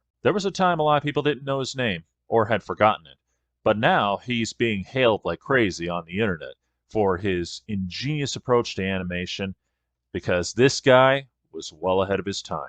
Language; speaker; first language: English; native; English